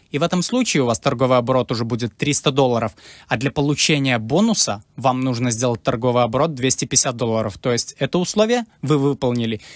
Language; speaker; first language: Russian; native; Russian